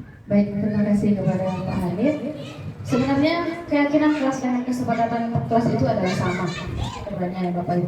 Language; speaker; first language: Indonesian; native; Indonesian